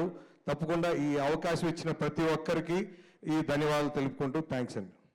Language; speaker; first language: Telugu; native; Telugu